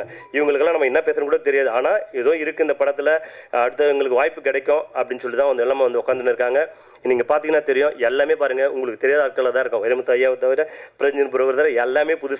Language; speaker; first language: Tamil; native; Tamil